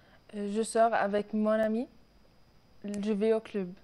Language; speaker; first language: French; non-native, learner; Arabic